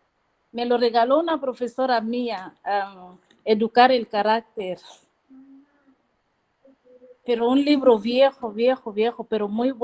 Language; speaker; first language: Spanish; non-native, fluent; Portuguese